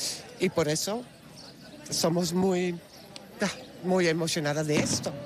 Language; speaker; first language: Spanish; non-native, learner; Dutch